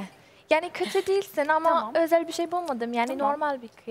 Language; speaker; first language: Turkish; non-native, learner; English